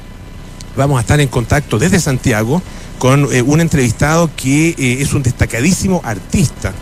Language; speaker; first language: Spanish; native; Spanish